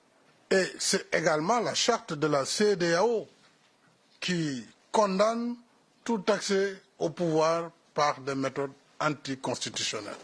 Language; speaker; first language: French; non-native, local second language; Wolof